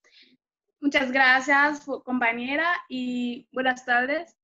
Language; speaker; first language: Spanish; non-native, fluent; Haitian Creole